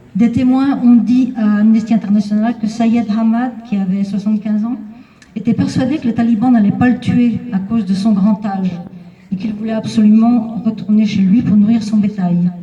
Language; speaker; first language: French; native; French